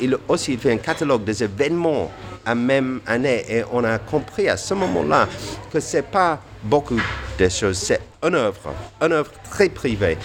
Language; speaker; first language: French; non-native, fluent; English